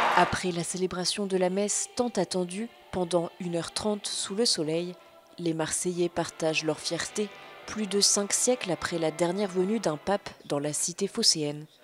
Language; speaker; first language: French; native; French